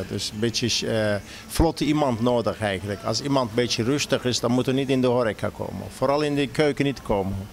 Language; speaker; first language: Dutch; non-native, fluent; Turkish